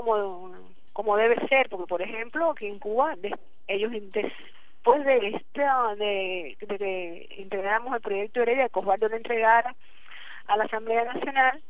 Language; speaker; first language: Spanish; native; Spanish